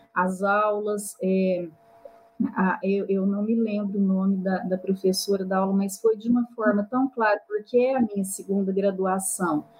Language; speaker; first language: Portuguese; native; Portuguese